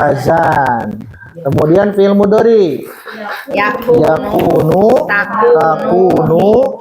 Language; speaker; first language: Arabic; non-native, fluent; Indonesian